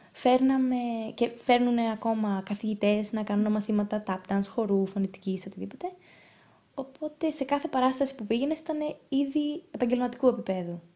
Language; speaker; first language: Greek; early bilingual, heritage; Greek